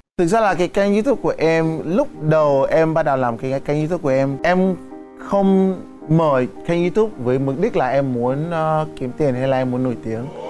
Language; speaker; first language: Vietnamese; non-native, fluent; Yoruba